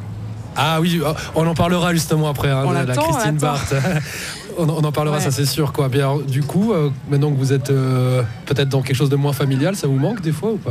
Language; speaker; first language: French; native; French